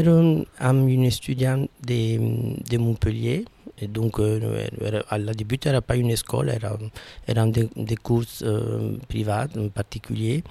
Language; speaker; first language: French; non-native, fluent; Italian